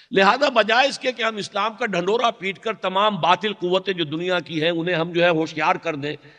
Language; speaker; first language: Urdu; native; Urdu